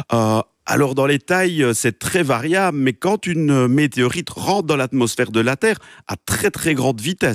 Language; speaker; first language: French; native; French